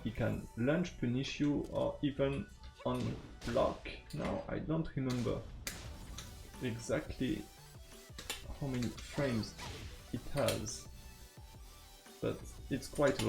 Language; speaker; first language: English; non-native, fluent; French